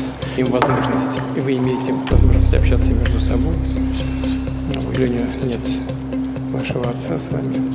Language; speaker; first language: Russian; native; Russian